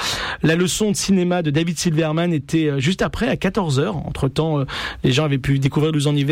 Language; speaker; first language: French; native; French